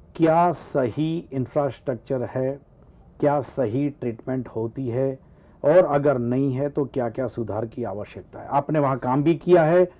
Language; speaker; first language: Hindi; non-native, local second language; Gujarati